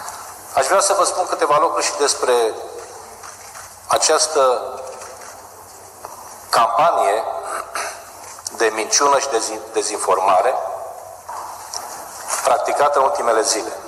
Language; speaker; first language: Romanian; native; Romanian